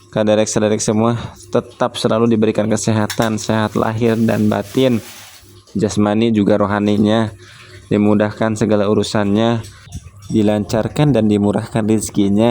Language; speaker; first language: Indonesian; non-native, local second language; Sundanese